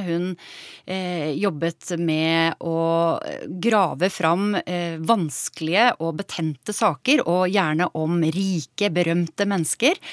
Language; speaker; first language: Norwegian; native; Norwegian